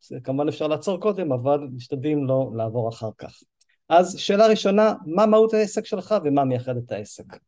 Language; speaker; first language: Hebrew; native; Hebrew